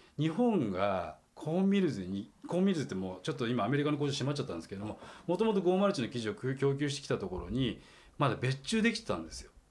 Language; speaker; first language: Japanese; native; Japanese